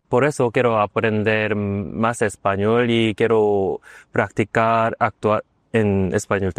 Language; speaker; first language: Spanish; non-native, learner; Korean